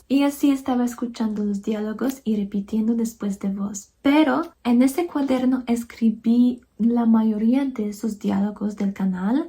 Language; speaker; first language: Spanish; non-native, fluent; Polish